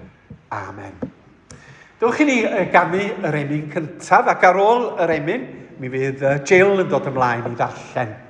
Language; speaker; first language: Welsh; native; Welsh